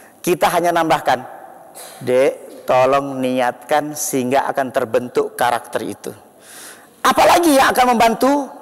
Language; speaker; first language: Indonesian; native; Indonesian